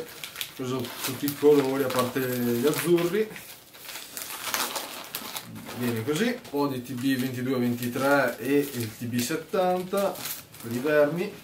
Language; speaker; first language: Italian; native; Italian